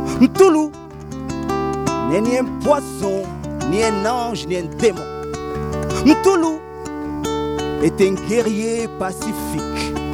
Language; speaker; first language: French; native; French